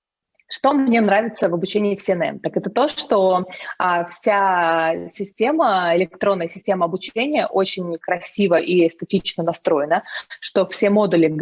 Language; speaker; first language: Russian; native; Russian